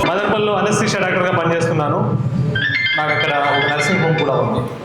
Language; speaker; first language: Telugu; native; Telugu